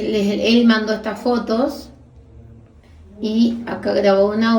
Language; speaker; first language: Spanish; native; Spanish